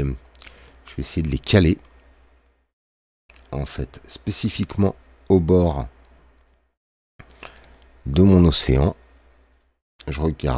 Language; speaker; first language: French; native; French